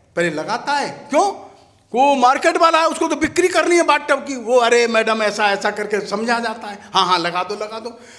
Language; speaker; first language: Hindi; native; Hindi